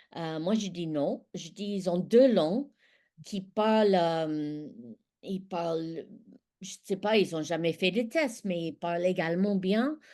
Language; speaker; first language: French; non-native, fluent; English